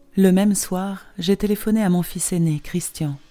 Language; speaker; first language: French; non-native, fluent; Polish